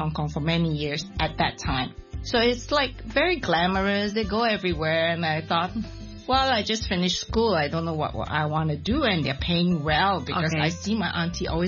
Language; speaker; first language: English; non-native, local second language; Min Nan Chinese